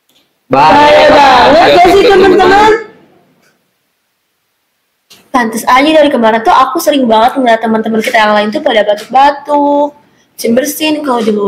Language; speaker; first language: Indonesian; native; Indonesian